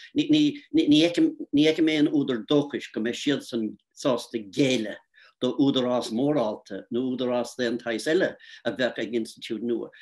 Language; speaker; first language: Irish; native; Irish